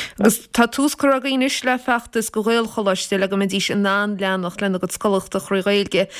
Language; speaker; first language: Irish; native; Irish